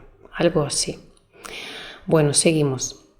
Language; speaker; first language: Spanish; non-native, fluent; Russian